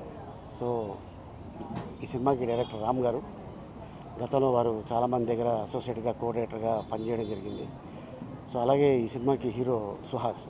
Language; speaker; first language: Telugu; native; Telugu